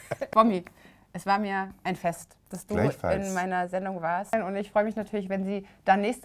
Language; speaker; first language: German; native; German